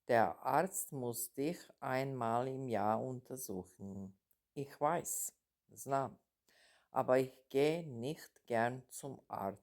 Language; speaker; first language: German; non-native, fluent; Serbian